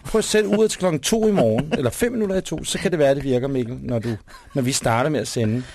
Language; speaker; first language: Danish; native; Danish